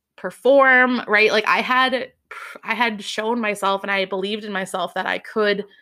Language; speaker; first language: English; native; English